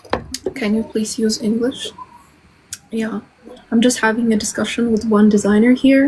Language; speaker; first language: English; non-native, fluent; Amharic